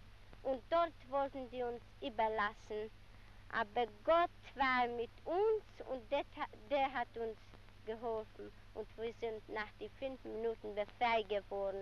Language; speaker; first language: German; non-native, learner; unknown